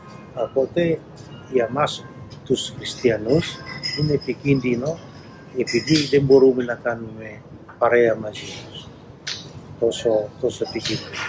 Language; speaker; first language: Greek; non-native, learner; Indonesian